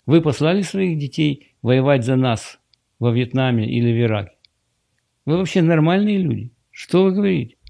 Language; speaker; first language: Russian; native; Russian